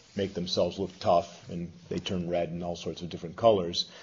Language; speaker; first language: English; native; English